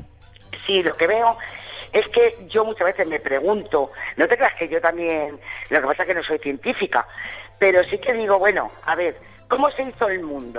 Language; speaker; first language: Spanish; native; Spanish